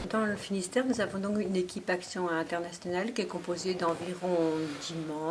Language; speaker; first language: French; native; French